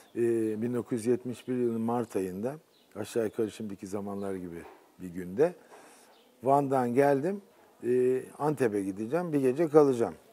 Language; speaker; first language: Turkish; native; Turkish